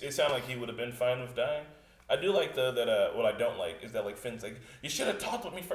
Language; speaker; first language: English; native; English